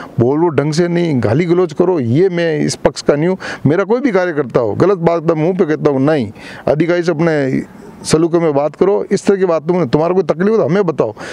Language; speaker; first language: Hindi; native; Hindi